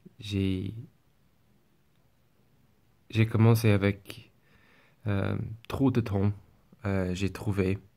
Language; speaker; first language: French; non-native, learner; English